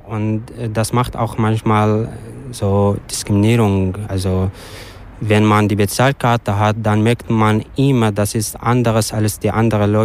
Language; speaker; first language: German; non-native, learner; Arabic